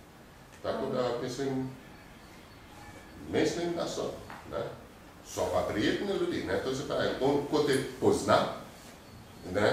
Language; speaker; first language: Slovenian; non-native, fluent; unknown